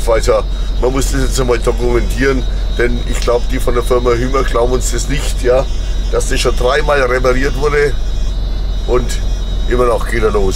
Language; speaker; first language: German; native; German